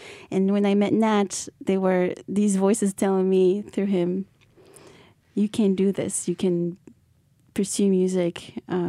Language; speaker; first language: English; non-native, fluent; Arabic